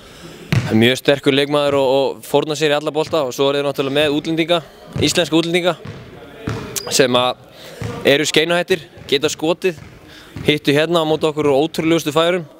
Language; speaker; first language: Icelandic; native; Icelandic